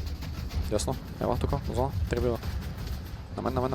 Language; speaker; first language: Bulgarian; native; Bulgarian